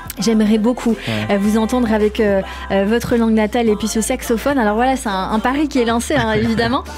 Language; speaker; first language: French; native; French